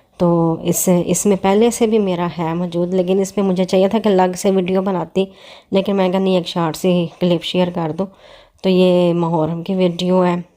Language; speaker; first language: Urdu; non-native, local second language; Punjabi